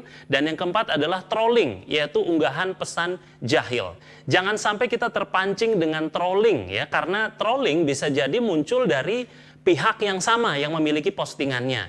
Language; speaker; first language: Indonesian; native; Indonesian